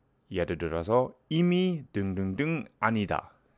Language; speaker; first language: Korean; non-native, learner; English